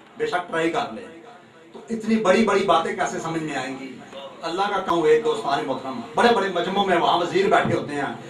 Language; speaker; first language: Urdu; non-native, local second language; Punjabi